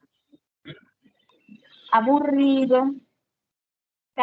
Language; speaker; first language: Portuguese; non-native, fluent; Spanish